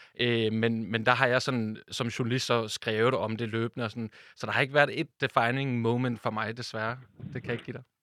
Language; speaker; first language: Danish; native; Danish